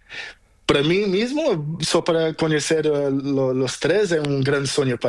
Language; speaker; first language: Spanish; non-native, learner; Portuguese